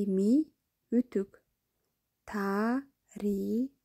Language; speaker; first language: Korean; non-native, fluent; Kyrgyz